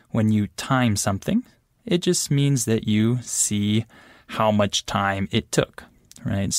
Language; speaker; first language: English; native; English